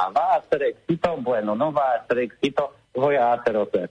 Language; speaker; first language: Spanish; non-native, learner; Polish